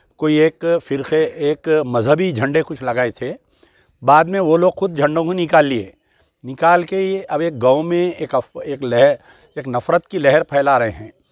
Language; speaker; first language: Hindi; non-native, local second language; Urdu